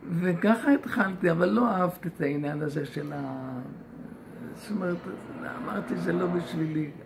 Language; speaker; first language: Hebrew; non-native, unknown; Yiddish